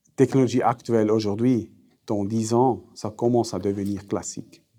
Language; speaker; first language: French; non-native, fluent; German